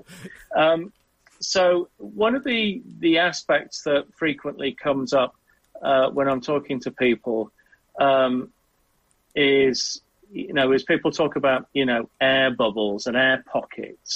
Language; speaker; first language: English; native; English